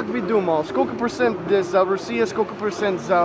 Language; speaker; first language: Russian; non-native, learner; English